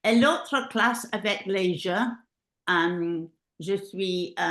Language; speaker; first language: French; non-native, learner; English